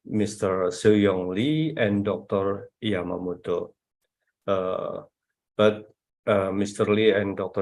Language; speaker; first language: English; non-native, fluent; Indonesian